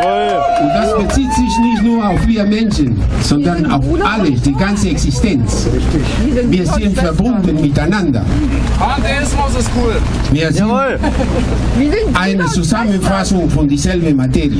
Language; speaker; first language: German; non-native, fluent; Spanish